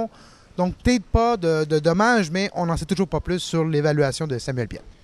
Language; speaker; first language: French; native; French